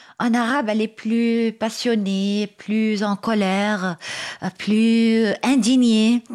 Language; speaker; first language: French; non-native, local second language; Arabic